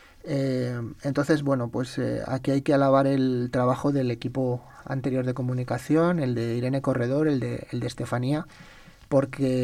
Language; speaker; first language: Spanish; native; Spanish